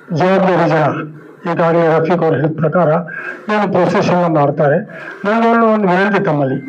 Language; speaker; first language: Kannada; non-native, local second language; Urdu